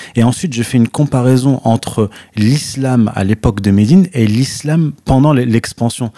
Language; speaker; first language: French; early bilingual, other home language; Arabic